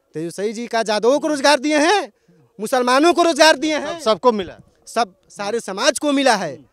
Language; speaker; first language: Hindi; native; Hindi